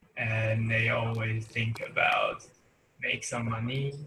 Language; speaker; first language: English; non-native, learner; Chinese